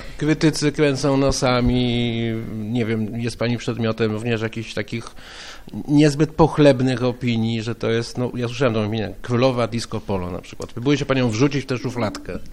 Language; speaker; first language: Polish; native; Polish